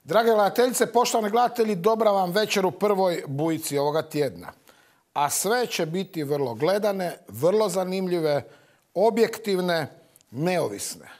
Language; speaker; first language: Croatian; native; Croatian